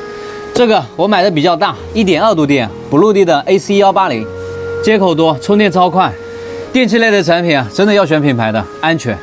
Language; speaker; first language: Chinese; native; Chinese